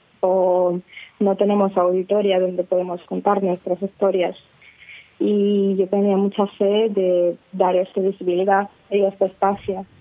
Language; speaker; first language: Spanish; non-native, fluent; Russian